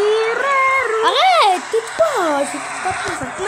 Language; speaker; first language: French; native; French